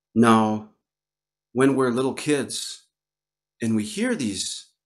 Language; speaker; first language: English; native; English